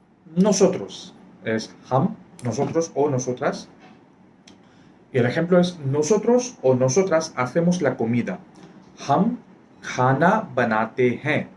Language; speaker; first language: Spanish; non-native, fluent; Hindi